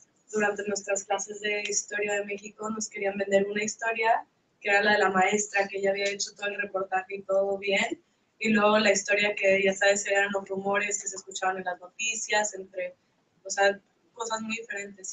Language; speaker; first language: Spanish; native; Spanish